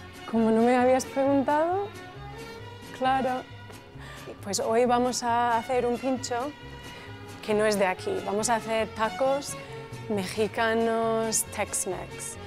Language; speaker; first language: Spanish; non-native, fluent; English